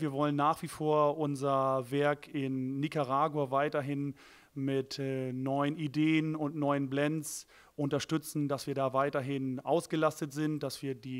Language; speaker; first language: German; native; German